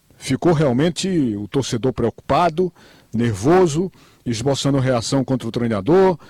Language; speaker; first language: Portuguese; native; Portuguese